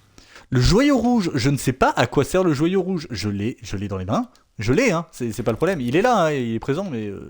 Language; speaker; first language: French; native; French